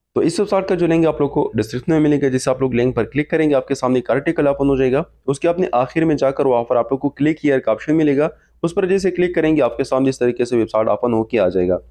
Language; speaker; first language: Urdu; non-native, local second language; Pashto